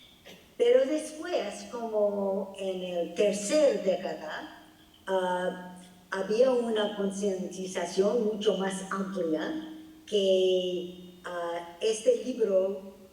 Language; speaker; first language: Spanish; non-native, fluent; English